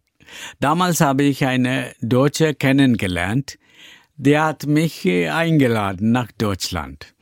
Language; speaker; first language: German; non-native, learner; Tamil